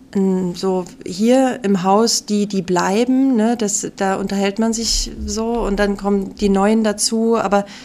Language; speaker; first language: German; native; German